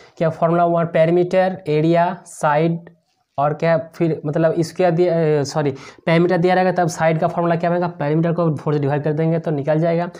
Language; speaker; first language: Hindi; native; Hindi